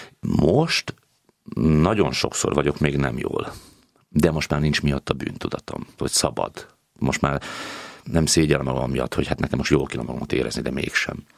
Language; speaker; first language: Hungarian; native; Hungarian